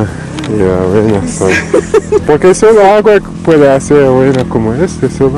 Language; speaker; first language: Spanish; non-native, learner; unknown